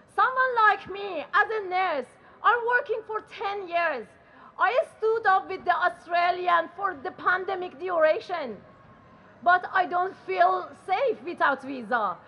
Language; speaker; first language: English; non-native, learner; Persian